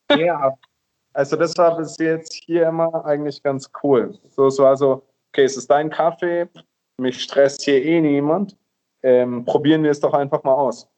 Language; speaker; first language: German; native; German